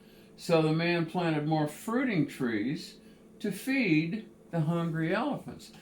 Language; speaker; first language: English; native; English